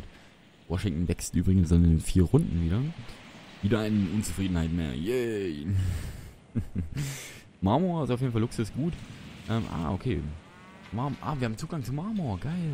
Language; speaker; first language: German; native; German